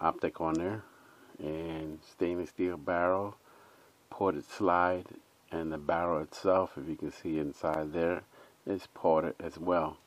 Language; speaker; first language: English; native; English